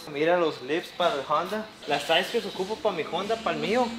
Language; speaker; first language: Spanish; early bilingual, heritage; Spanish